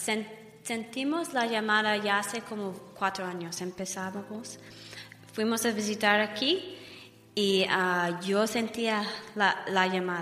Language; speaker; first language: Spanish; non-native, fluent; English